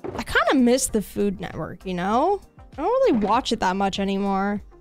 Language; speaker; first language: English; native; English